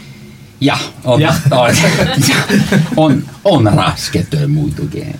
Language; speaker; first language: Estonian; non-native, learner; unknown